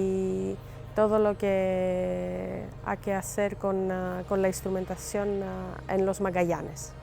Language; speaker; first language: Spanish; non-native, fluent; Greek